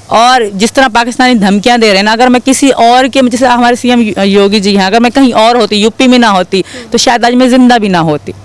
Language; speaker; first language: Urdu; non-native, local second language; Sindhi